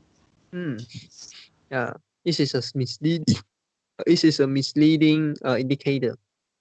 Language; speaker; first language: English; non-native, learner; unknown